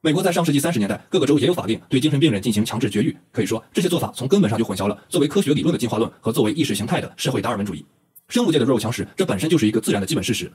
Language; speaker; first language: Chinese; native; Chinese